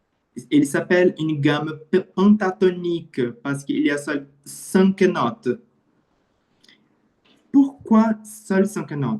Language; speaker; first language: French; non-native, learner; Portuguese